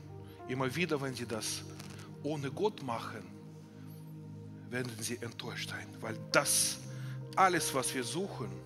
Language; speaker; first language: German; non-native, fluent; Russian